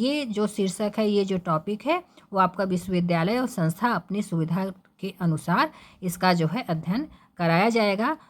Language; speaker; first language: Hindi; native; Hindi